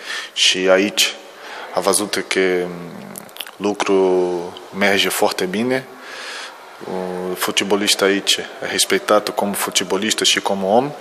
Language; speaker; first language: Romanian; non-native, learner; Portuguese